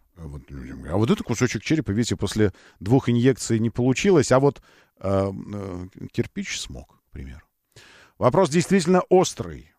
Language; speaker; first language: Russian; native; Russian